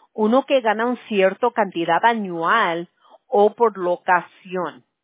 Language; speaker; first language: Spanish; early bilingual, other home language; English